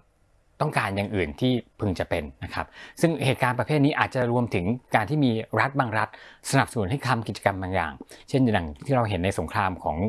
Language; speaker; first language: Thai; native; Thai